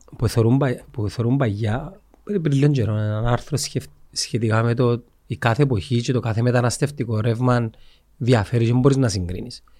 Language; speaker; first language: Greek; native; Greek